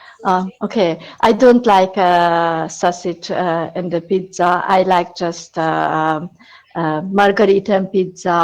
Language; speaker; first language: English; non-native, learner; Hungarian